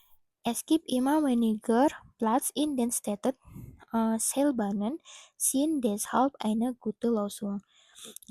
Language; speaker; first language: German; non-native, fluent; Indonesian